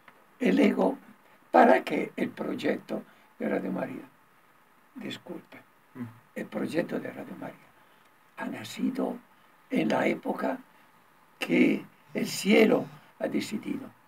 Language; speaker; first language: Spanish; non-native, learner; Italian